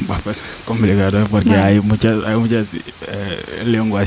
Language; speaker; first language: Spanish; non-native, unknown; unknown